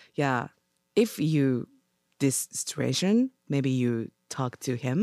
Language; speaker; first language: English; non-native, learner; Japanese